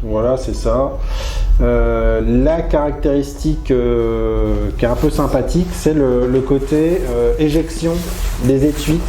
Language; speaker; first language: French; native; French